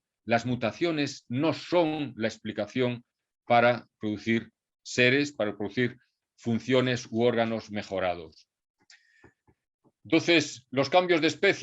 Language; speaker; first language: Spanish; native; Spanish